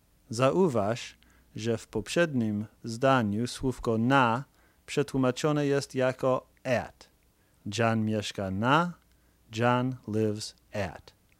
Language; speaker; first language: Polish; non-native, fluent; English